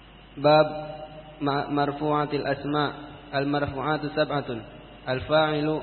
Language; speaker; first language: Arabic; non-native, learner; Indonesian